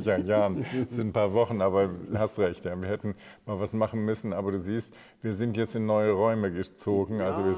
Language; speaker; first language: German; native; German